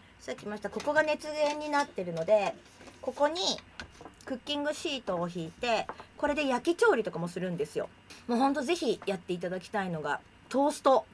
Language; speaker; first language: Japanese; native; Japanese